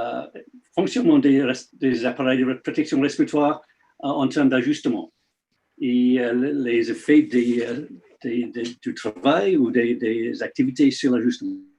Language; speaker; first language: French; non-native, learner; English